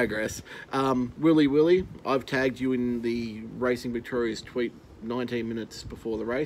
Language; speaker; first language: English; native; English